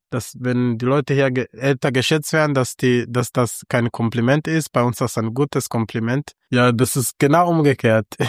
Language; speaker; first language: German; non-native, fluent; Kinyarwanda